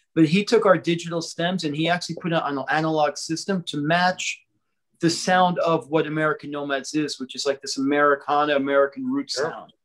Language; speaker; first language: English; native; English